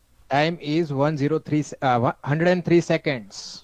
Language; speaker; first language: English; non-native, local second language; Gujarati